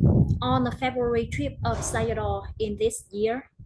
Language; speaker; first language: English; non-native, learner; Vietnamese